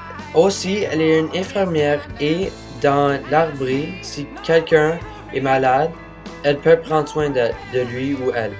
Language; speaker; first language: French; non-native, learner; English